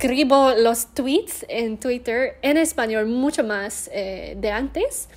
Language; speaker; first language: Spanish; non-native, learner; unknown